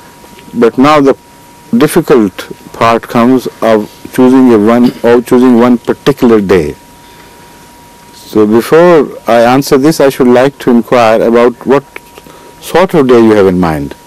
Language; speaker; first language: English; non-native, local second language; Urdu